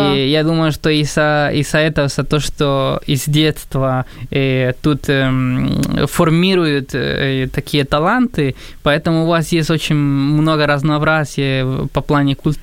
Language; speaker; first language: Russian; non-native, fluent; Spanish